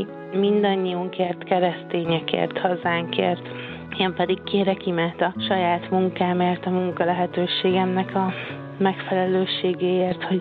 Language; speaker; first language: Hungarian; native; Hungarian